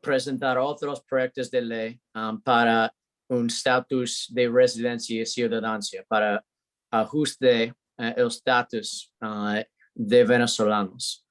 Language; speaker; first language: Spanish; non-native, learner; English